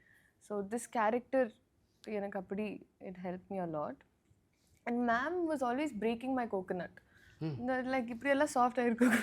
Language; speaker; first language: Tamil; non-native, learner; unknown